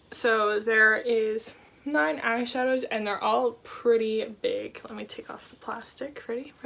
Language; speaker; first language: English; native; English